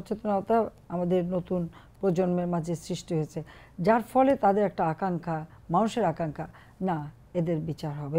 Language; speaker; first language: Bangla; native; Bangla